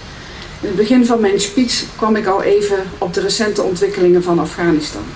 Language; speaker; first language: Dutch; native; Dutch